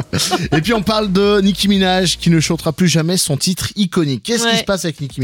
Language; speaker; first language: French; native; French